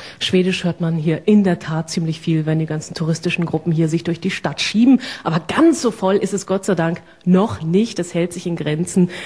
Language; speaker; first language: German; native; German